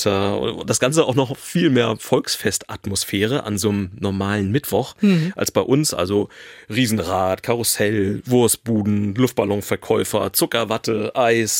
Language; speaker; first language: German; native; German